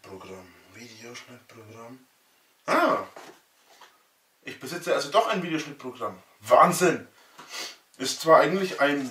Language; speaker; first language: German; native; German